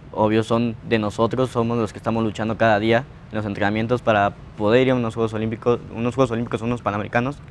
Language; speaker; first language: Spanish; native; Spanish